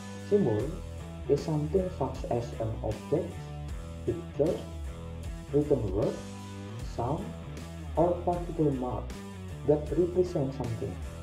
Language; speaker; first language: English; non-native, fluent; Indonesian